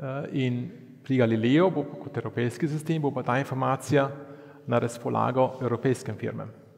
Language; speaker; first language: Slovenian; early bilingual, heritage; Slovenian